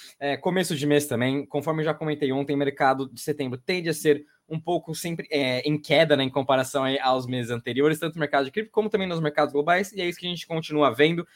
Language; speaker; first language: Portuguese; native; Portuguese